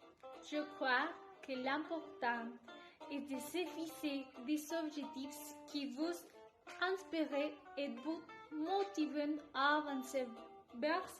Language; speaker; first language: French; non-native, learner; Spanish